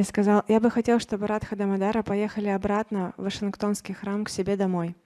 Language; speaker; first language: Russian; native; Russian